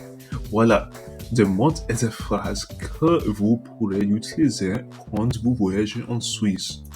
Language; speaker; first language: French; non-native, learner; English